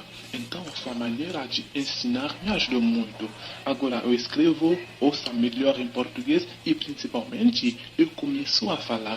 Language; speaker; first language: Portuguese; non-native, learner; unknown